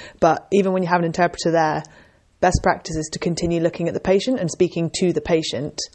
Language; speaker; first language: English; native; English